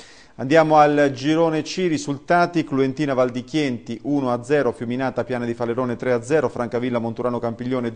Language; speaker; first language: Italian; native; Italian